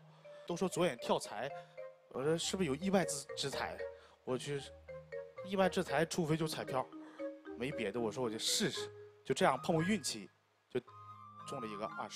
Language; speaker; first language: Chinese; native; Chinese